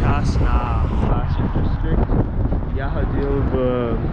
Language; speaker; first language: Russian; non-native, learner; English